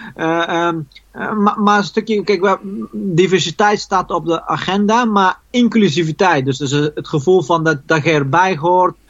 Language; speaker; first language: Dutch; early bilingual, other home language; Persian